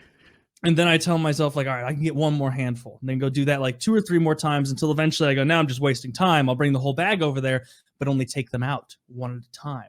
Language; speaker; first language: English; native; English